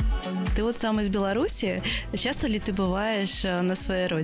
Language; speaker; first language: Russian; native; Russian